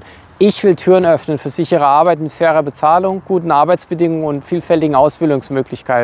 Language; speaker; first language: German; native; German